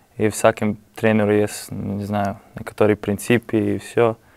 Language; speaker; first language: Russian; non-native, learner; Slovenian